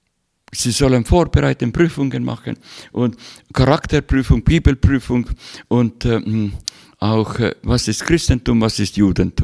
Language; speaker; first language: German; non-native, fluent; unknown